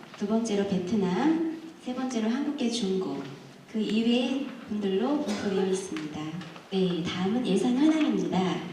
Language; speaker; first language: Korean; native; Korean